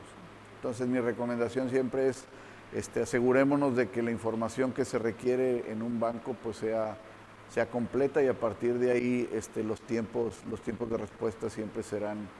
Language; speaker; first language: Spanish; native; Spanish